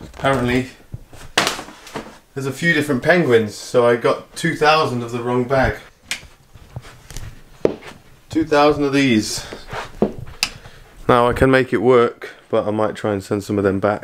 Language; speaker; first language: English; native; English